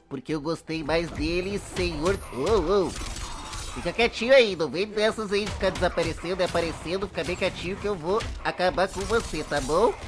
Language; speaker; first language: Portuguese; native; Portuguese